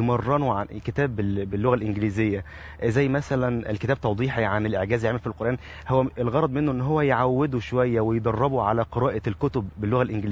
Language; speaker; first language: Arabic; native; Arabic